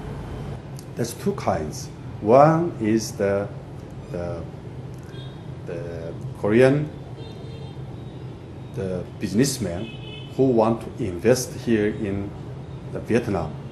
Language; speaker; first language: English; non-native, fluent; Korean